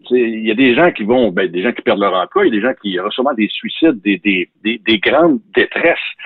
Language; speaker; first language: French; native; French